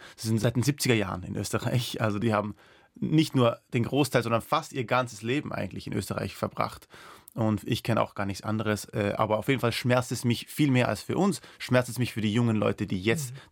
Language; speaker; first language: German; non-native, local second language; Persian